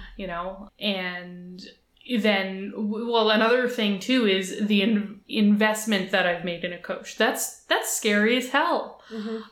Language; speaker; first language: English; native; English